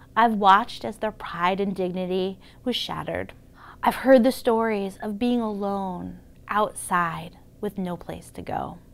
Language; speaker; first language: English; native; English